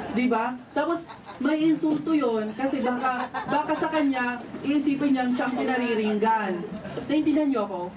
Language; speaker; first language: Filipino; non-native, local second language; Waray